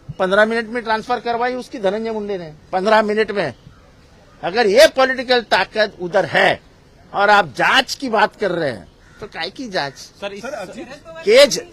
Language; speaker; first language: Hindi; non-native, local second language; Marathi